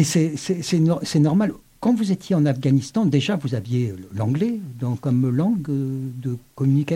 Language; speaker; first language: French; native; French